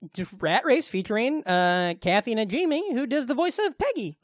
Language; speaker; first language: English; native; English